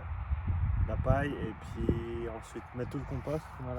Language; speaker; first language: French; native; French